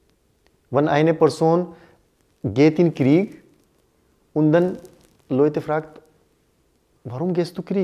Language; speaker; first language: German; non-native, learner; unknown